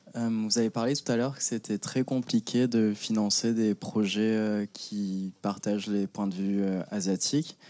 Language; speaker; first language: French; non-native, fluent; Japanese